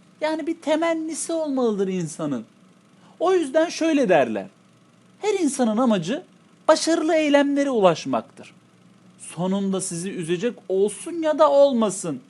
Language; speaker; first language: Turkish; native; Turkish